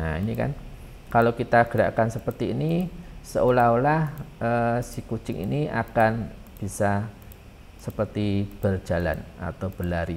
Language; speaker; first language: Indonesian; native; Indonesian